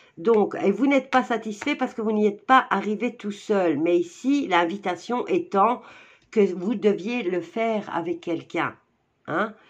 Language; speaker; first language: French; native; French